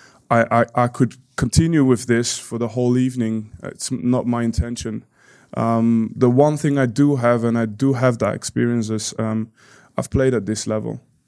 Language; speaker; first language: English; non-native, fluent; Dutch